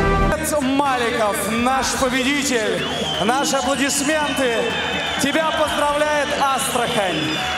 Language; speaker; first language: Russian; native; Russian